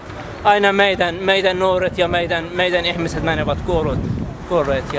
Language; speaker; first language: Finnish; non-native, learner; Kurdish